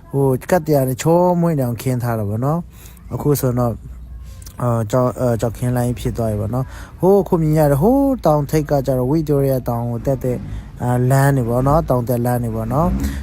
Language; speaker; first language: Burmese; non-native, local second language; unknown